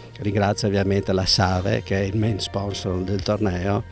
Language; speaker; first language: Italian; native; Italian